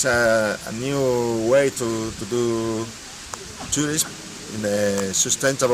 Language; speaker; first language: English; non-native, learner; Spanish